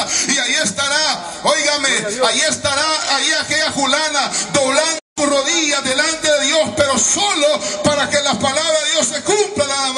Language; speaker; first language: Spanish; native; Spanish